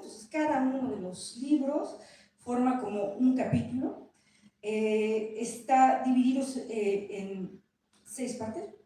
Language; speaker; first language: Spanish; native; Spanish